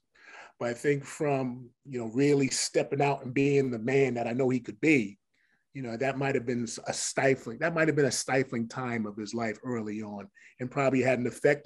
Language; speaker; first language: English; native; English